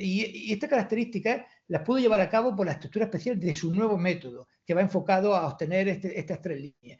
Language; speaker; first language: Spanish; native; Spanish